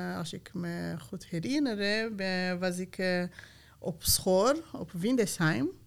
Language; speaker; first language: Dutch; non-native, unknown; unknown